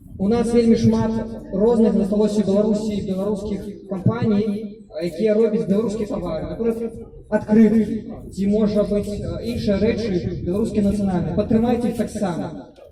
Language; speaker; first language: Belarusian; non-native, local second language; Russian